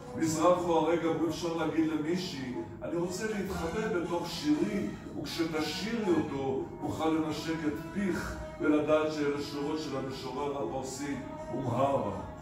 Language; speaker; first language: Hebrew; early bilingual, other home language; Arabic